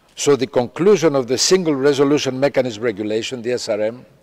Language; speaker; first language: English; non-native, fluent; Greek